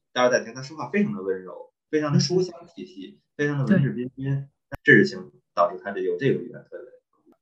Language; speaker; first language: Chinese; native; Chinese